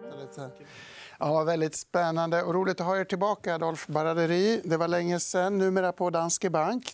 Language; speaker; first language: Swedish; native; Swedish